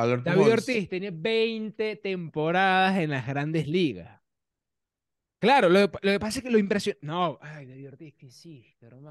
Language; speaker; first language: Spanish; native; Spanish